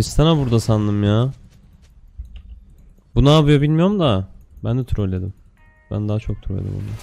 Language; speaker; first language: Turkish; native; Turkish